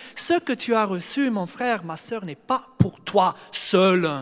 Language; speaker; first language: French; non-native, fluent; English